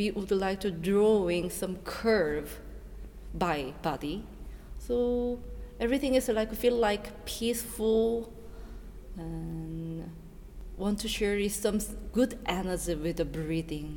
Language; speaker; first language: English; non-native, learner; Korean